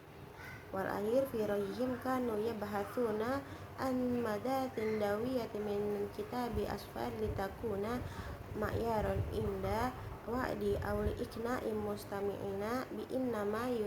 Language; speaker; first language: Arabic; non-native, learner; Indonesian